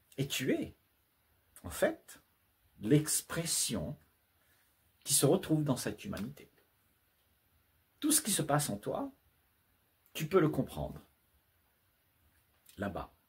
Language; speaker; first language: French; native; French